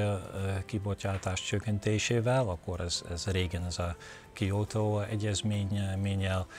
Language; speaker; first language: Hungarian; non-native, learner; Dutch